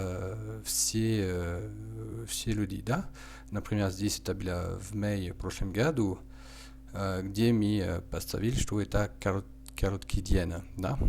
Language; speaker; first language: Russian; non-native, learner; French